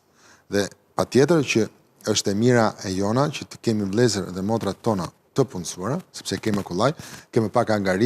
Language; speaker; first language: Albanian; native; Albanian